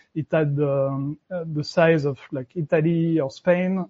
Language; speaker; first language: English; non-native, fluent; French